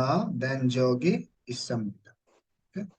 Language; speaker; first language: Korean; non-native, fluent; Hindi